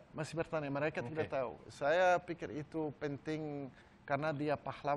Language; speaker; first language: Indonesian; non-native, learner; Dutch